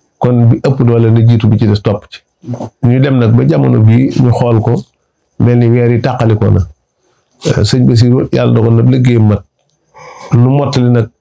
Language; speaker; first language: Wolof; native; Wolof